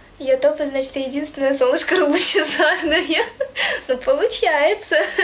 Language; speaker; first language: Russian; native; Russian